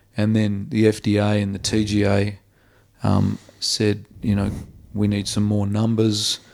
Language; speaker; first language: English; native; English